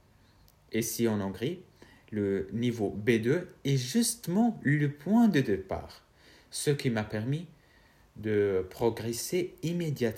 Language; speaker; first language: French; non-native, fluent; Arabic